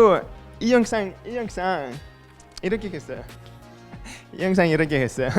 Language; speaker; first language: Korean; non-native, learner; French